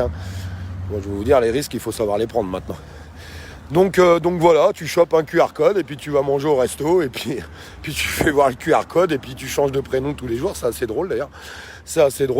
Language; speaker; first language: French; native; French